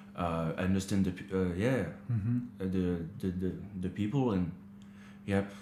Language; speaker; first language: English; non-native, learner; French